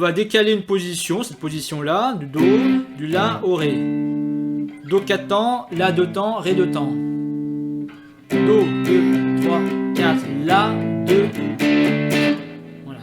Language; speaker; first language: French; native; French